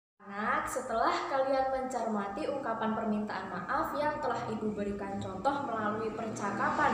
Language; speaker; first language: Indonesian; native; Indonesian